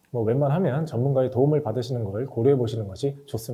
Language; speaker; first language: Korean; native; Korean